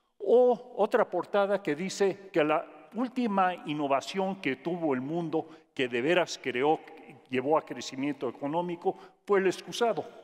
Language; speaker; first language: Spanish; non-native, fluent; English